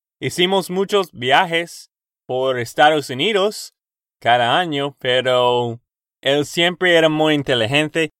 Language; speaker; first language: Spanish; non-native, learner; English